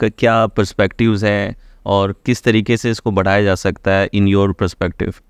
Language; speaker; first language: Hindi; native; Hindi